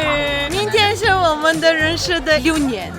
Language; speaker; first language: Chinese; non-native, learner; Armenian